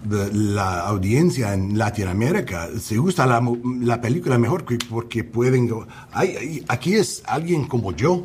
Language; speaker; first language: Spanish; non-native, learner; English